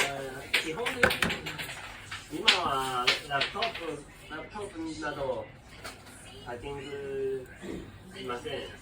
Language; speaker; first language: Japanese; non-native, learner; Chinese